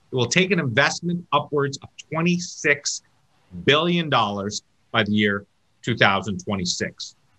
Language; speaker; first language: English; native; English